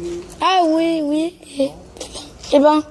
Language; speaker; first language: French; native; French